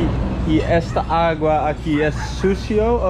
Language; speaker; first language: Spanish; non-native, learner; Dutch